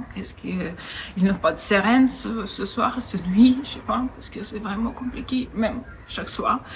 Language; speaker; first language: French; non-native, fluent; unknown